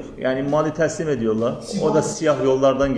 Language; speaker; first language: Turkish; non-native, learner; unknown